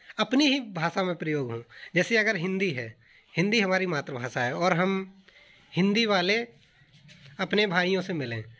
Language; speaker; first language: Hindi; native; Hindi